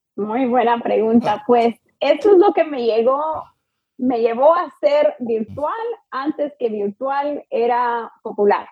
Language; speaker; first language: Spanish; early bilingual, heritage; Spanish